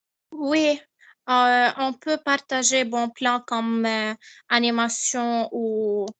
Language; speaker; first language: French; non-native, learner; Arabic